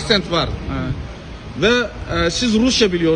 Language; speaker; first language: Turkish; non-native, fluent; Kazakh